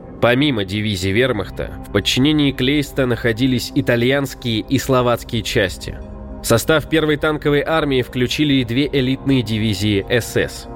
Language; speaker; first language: Russian; native; Russian